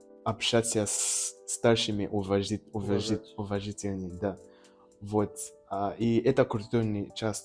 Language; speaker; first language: Russian; non-native, learner; Nyanja